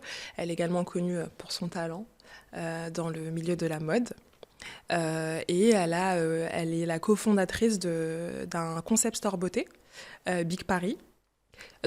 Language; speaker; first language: French; early bilingual, other home language; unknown